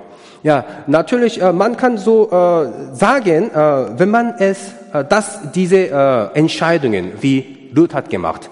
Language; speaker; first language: German; non-native, learner; Korean